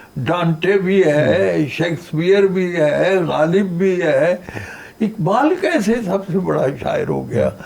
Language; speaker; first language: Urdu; non-native, local second language; Punjabi